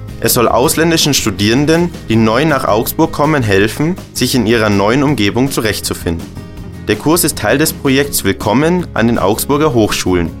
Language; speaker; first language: German; native; German